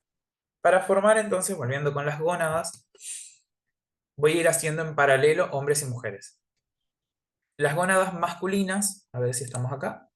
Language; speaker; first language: Spanish; native; Spanish